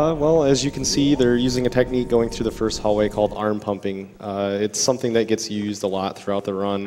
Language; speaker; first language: English; native; English